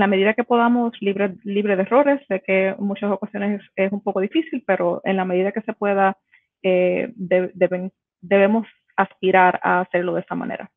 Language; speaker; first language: Spanish; native; Spanish